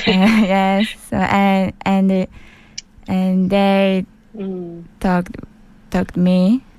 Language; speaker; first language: English; non-native, learner; Japanese